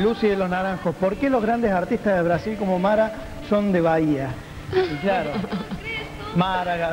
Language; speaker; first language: Spanish; native; Spanish